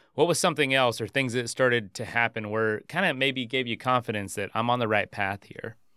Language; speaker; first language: English; native; English